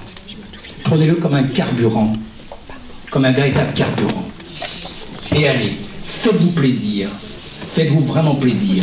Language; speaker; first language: French; native; French